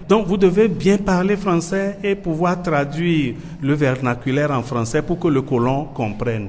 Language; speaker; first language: French; non-native, local second language; Ewe